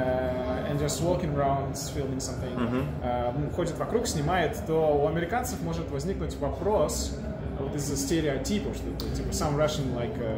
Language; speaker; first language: Russian; native; Russian